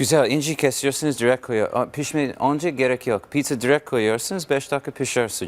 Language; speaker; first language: Turkish; non-native, learner; English